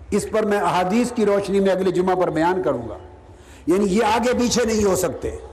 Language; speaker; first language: Urdu; non-native, local second language; Punjabi